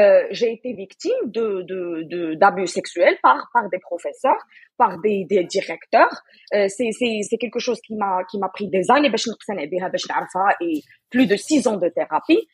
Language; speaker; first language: French; non-native, local second language; Arabic